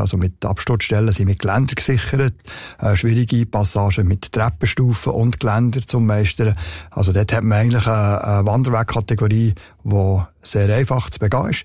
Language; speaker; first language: German; native; German